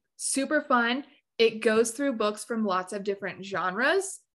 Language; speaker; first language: English; native; English